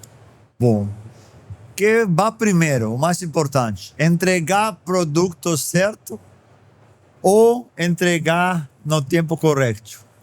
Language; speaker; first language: Portuguese; non-native, fluent; Spanish